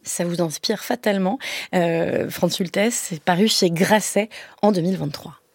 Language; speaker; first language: French; native; French